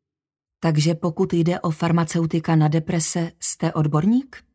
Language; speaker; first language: Czech; native; Czech